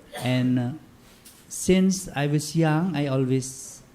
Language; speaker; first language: English; non-native, learner; Indonesian